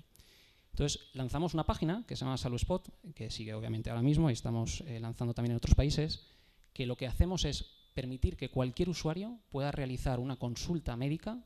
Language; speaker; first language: Spanish; native; Spanish